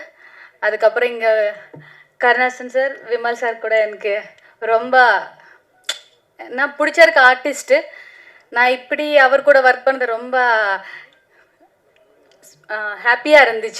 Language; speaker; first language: Tamil; non-native, learner; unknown